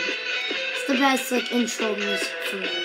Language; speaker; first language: English; native; English